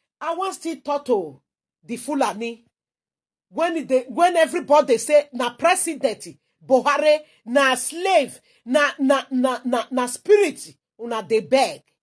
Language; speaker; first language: Nigerian Pidgin; non-native, local second language; Igbo